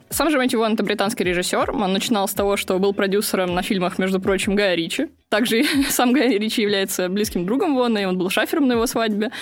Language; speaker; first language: Russian; native; Russian